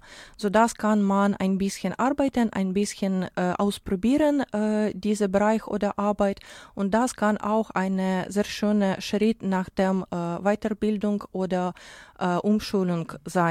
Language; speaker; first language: German; non-native, learner; Ukrainian